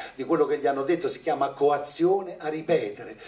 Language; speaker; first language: Italian; native; Italian